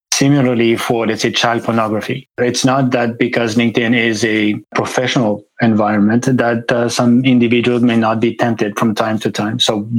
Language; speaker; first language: English; non-native, fluent; French